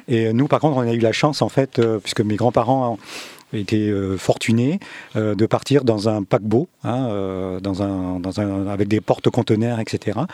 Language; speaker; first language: French; early bilingual, other home language; Vietnamese